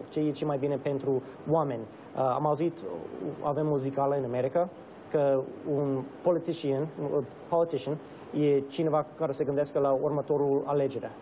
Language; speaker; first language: Romanian; early bilingual, other home language; English